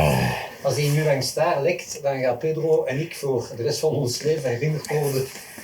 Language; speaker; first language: Dutch; native; Dutch